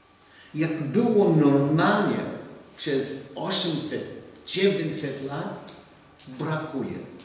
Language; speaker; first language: Polish; non-native, learner; English